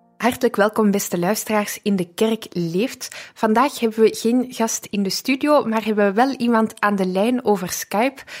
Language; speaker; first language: Dutch; native; Dutch